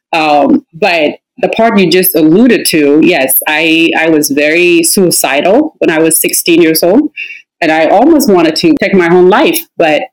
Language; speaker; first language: English; non-native, fluent; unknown